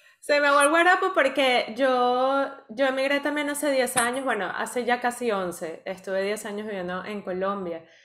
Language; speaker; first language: Spanish; native; Spanish